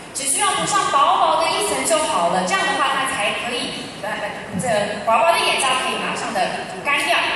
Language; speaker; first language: Chinese; native; Chinese